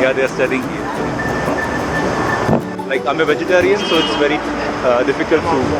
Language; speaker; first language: English; non-native, learner; Hindi